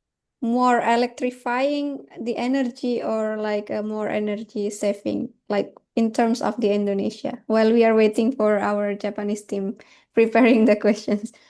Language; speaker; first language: English; non-native, fluent; Indonesian